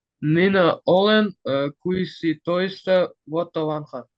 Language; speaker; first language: Finnish; non-native, learner; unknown